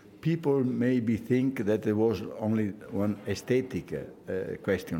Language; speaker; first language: English; non-native, fluent; Italian